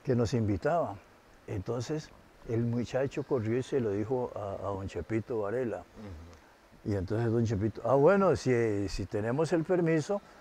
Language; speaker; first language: Spanish; native; Spanish